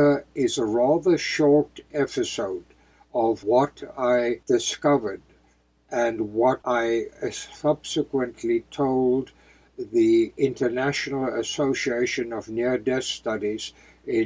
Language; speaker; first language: English; native; English